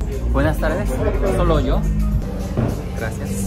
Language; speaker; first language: Spanish; non-native, learner; Korean